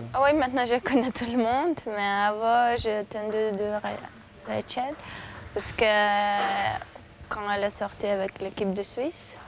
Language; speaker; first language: French; non-native, fluent; Lithuanian